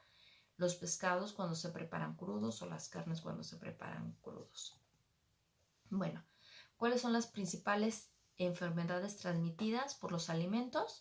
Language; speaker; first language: Spanish; native; Spanish